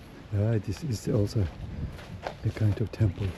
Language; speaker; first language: English; non-native, learner; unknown